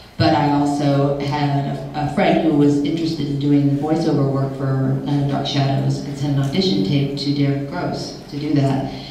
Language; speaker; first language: English; native; English